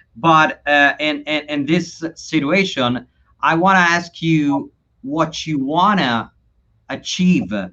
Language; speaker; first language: English; non-native, fluent; Italian